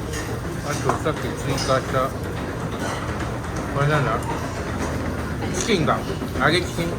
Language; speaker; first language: Japanese; native; Japanese